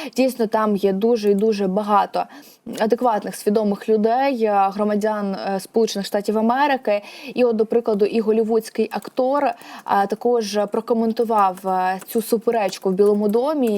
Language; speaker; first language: Ukrainian; native; Ukrainian